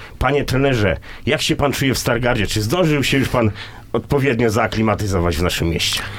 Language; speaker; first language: Polish; native; Polish